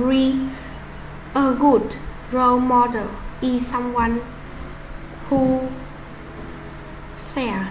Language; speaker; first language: English; non-native, learner; Vietnamese